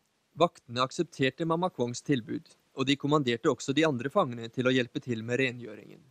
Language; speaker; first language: Norwegian; native; Norwegian